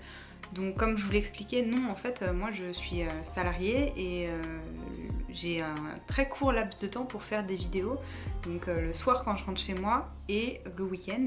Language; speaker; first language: French; native; French